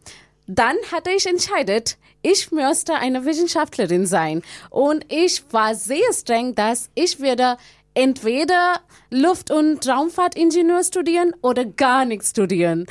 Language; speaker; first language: German; non-native, learner; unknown